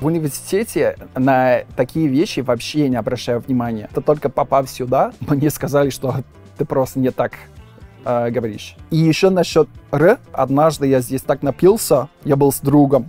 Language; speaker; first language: Russian; non-native, fluent; English